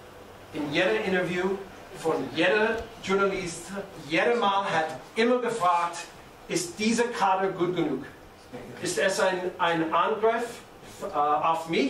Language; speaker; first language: German; non-native, learner; English